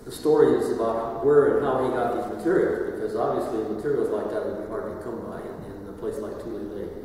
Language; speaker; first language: English; native; English